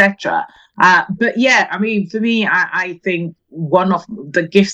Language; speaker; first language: English; non-native, local second language; Akan